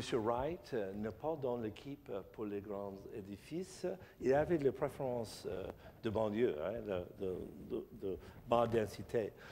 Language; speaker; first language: French; non-native, learner; English